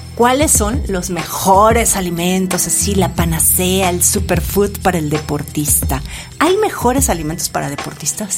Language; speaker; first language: Spanish; native; Spanish